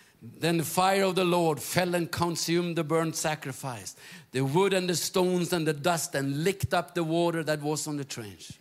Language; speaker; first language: English; non-native, fluent; Norwegian